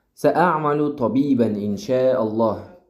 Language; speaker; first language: Arabic; non-native, fluent; Kazakh